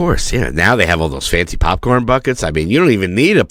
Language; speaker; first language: English; native; English